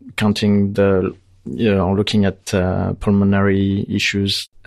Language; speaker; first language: English; non-native, fluent; French